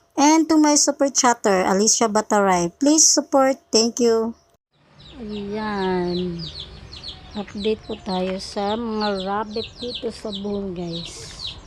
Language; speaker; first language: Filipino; native; Filipino